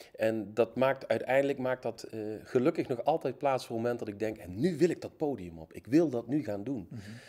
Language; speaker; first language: Dutch; native; Dutch